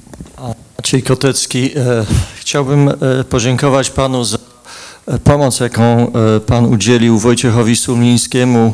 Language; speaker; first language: Polish; native; Polish